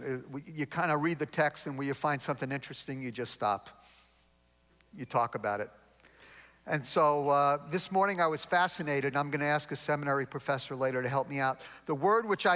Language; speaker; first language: English; native; English